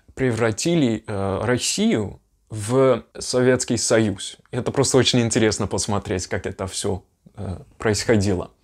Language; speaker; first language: Russian; non-native, fluent; Dutch